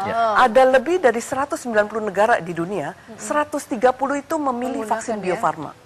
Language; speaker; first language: Indonesian; native; Indonesian